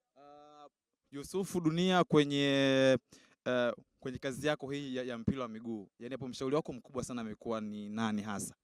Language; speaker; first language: Swahili; native; Swahili